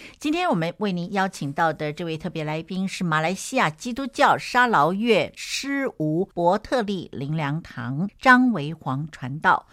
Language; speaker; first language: Chinese; native; Chinese